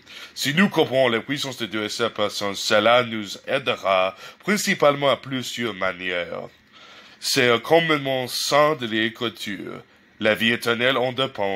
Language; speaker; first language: French; non-native, learner; English